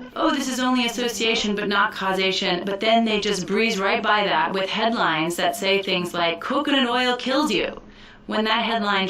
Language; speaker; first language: English; native; English